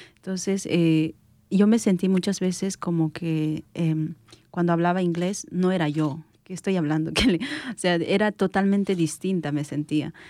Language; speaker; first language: Spanish; non-native, local second language; Quechua